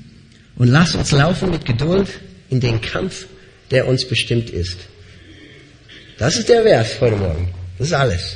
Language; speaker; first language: German; non-native, fluent; English